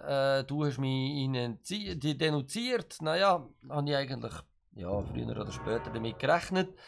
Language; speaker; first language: German; native; German